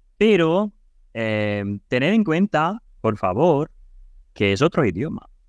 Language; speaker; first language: Spanish; non-native, fluent; Ukrainian